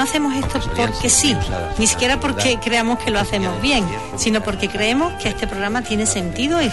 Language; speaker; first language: Spanish; native; Spanish